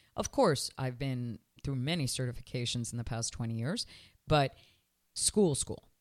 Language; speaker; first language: English; early bilingual, other home language; Spanish